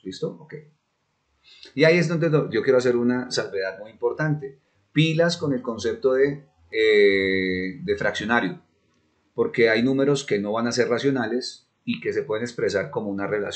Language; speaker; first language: Spanish; native; Spanish